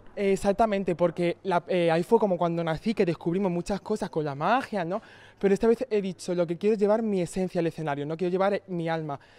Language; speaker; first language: Spanish; native; Spanish